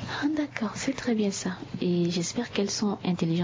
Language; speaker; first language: French; non-native, local second language; Sango